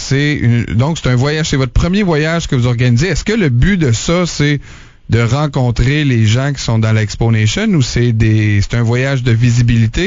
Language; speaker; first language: French; native; French